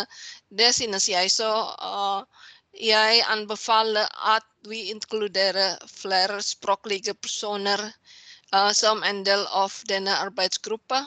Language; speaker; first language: Norwegian; non-native, learner; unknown